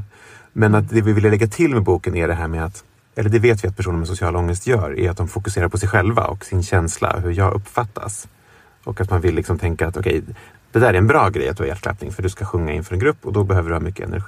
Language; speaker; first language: Swedish; native; Swedish